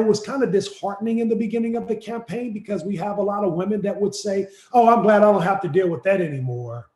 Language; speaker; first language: English; native; English